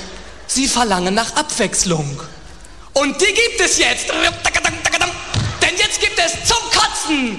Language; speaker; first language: German; native; German